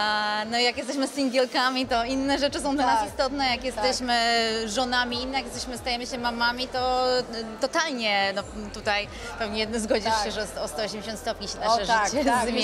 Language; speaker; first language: Polish; native; Polish